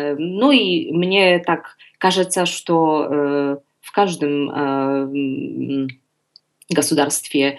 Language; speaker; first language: Russian; non-native, learner; Polish